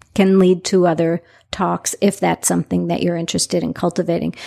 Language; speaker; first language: English; native; English